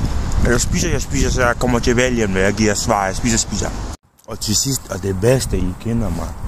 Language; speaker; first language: Danish; non-native, learner; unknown